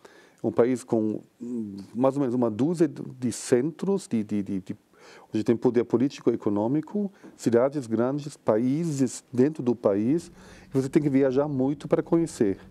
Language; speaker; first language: Portuguese; non-native, fluent; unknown